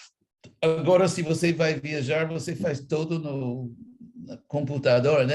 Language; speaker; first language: Portuguese; non-native, fluent; English